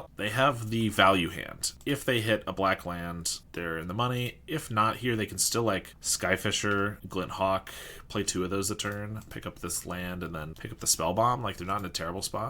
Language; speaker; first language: English; native; English